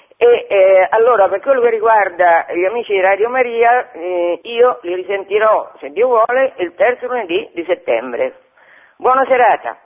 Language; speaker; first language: Italian; native; Italian